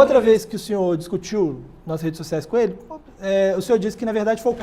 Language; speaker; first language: Portuguese; native; Portuguese